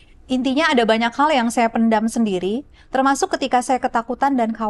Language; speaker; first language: Indonesian; native; Indonesian